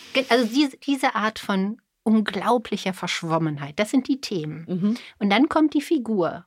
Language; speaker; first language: German; native; German